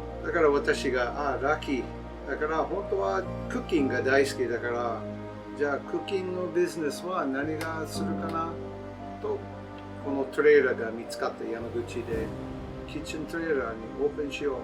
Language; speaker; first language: Japanese; non-native, learner; English